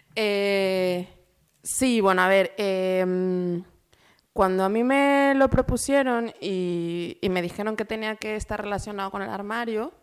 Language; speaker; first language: Spanish; native; Spanish